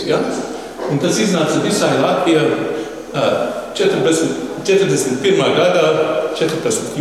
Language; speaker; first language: Latvian; early bilingual, heritage; Latvian